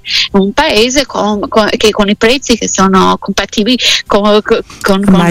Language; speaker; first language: Italian; non-native, fluent; Albanian